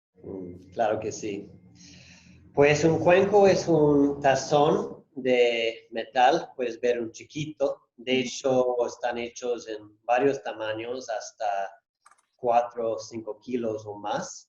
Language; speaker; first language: Spanish; non-native, fluent; English